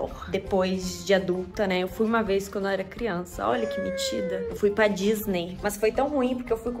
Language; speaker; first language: Portuguese; native; Portuguese